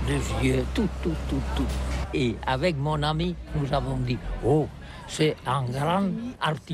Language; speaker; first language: French; non-native, learner; Catalan